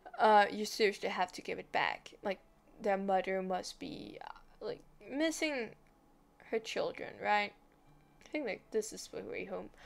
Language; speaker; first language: English; non-native, fluent; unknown